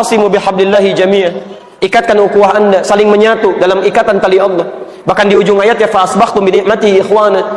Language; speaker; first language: Indonesian; native; Indonesian